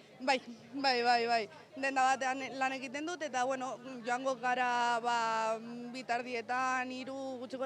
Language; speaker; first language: Basque; non-native, local second language; Spanish